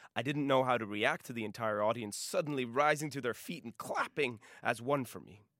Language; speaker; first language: English; non-native, local second language; Norwegian